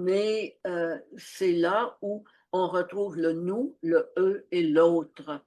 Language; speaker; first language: French; native; French